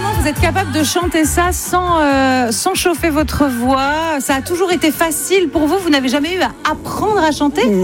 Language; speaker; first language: French; native; French